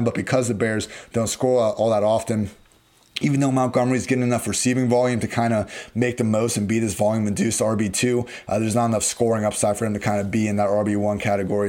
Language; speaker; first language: English; native; English